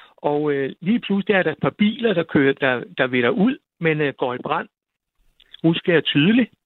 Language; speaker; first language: Danish; native; Danish